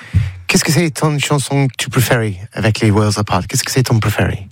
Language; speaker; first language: French; non-native, learner; English